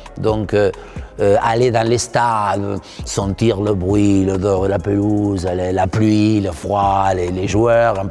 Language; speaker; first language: French; non-native, fluent; Spanish